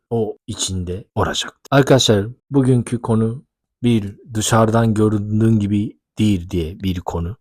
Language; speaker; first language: Turkish; non-native, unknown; Japanese